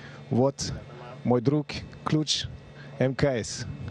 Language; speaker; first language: Russian; non-native, learner; French